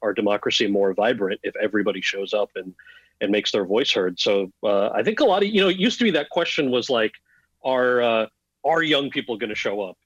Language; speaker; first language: English; native; English